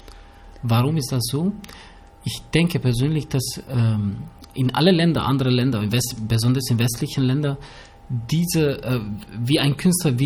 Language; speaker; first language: German; early bilingual, other home language; Albanian